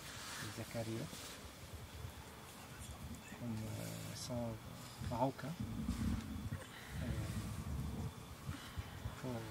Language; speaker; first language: French; non-native, local second language; Arabic